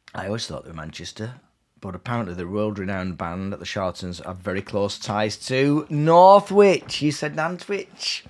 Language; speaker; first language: English; native; English